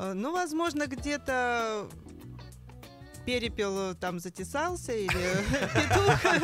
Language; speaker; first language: Russian; native; Russian